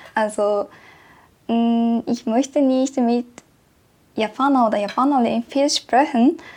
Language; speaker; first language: German; non-native, learner; Japanese